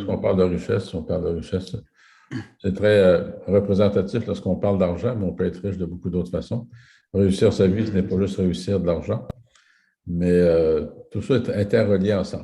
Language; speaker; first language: French; native; French